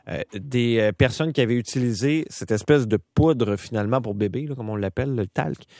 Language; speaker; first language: French; native; French